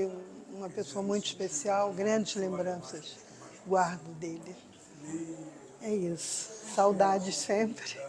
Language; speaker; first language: Portuguese; non-native, fluent; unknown